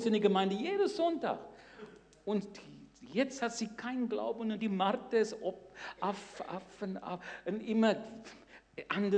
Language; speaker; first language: German; non-native, learner; English